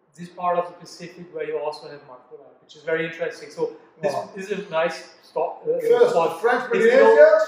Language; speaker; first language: English; non-native, fluent; German